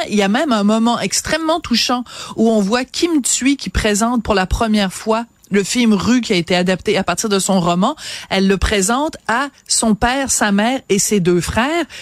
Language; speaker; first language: French; native; French